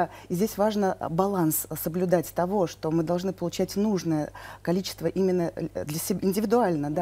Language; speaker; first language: Russian; native; Russian